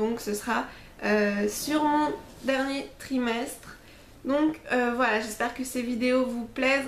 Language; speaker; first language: French; native; French